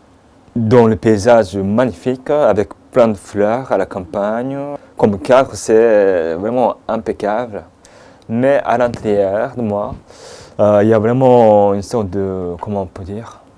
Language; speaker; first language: French; non-native, fluent; Japanese